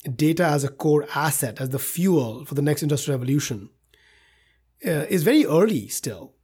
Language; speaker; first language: English; non-native, local second language; Hindi